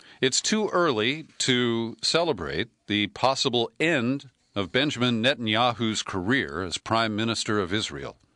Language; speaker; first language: English; native; English